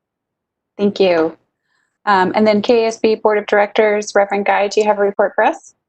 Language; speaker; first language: English; native; English